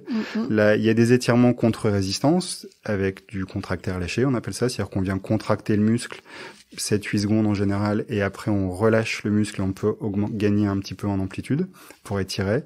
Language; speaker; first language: French; native; French